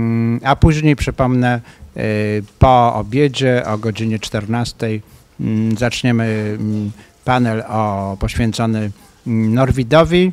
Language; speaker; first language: Polish; native; Polish